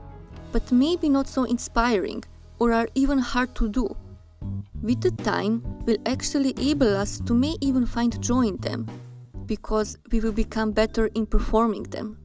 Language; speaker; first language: English; non-native, fluent; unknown